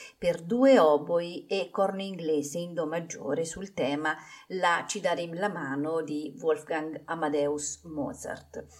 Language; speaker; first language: Italian; native; Italian